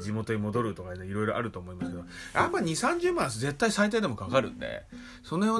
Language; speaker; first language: Japanese; native; Japanese